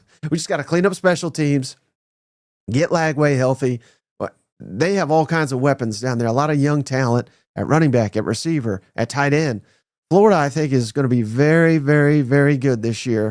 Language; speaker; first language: English; native; English